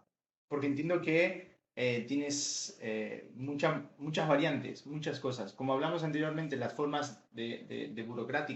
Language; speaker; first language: Spanish; native; Spanish